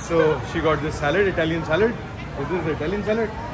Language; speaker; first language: English; non-native, local second language; Hindi